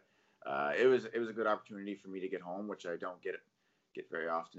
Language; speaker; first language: English; native; English